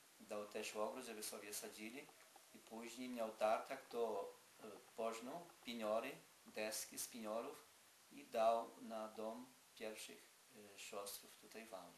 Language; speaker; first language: Polish; early bilingual, heritage; Polish